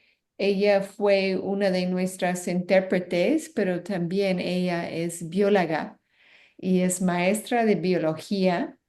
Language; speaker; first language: Spanish; non-native, fluent; English